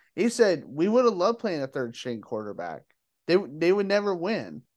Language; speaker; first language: English; native; English